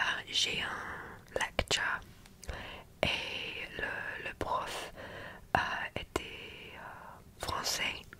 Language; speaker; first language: French; non-native, learner; English